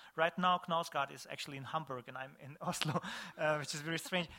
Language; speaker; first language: English; non-native, fluent; Bosnian